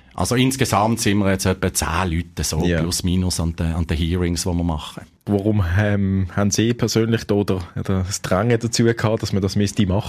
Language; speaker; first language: German; native; German